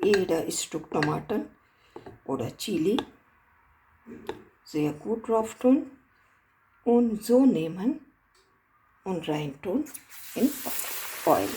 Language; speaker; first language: German; non-native, learner; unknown